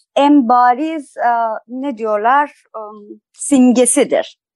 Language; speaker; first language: Turkish; non-native, fluent; Persian